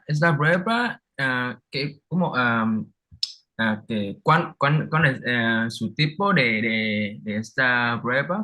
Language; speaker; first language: Spanish; non-native, learner; Vietnamese